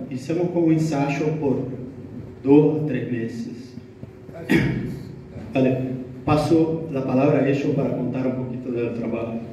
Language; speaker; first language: Spanish; non-native, learner; Portuguese